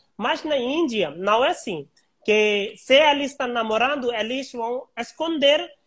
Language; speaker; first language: Portuguese; non-native, learner; Hindi